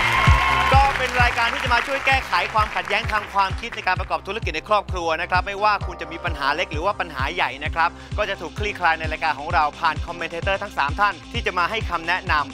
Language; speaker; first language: Thai; native; Thai